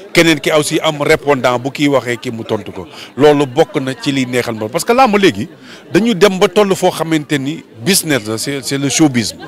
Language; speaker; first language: Wolof; native; Wolof